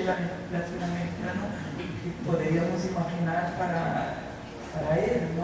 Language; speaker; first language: Spanish; non-native, fluent; Portuguese